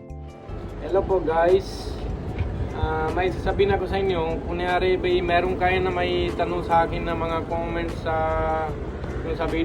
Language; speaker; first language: Filipino; non-native, learner; Punjabi